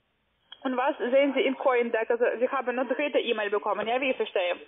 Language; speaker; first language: German; non-native, fluent; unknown